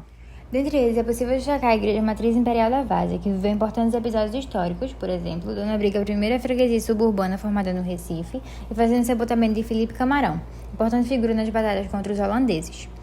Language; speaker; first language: Portuguese; native; Portuguese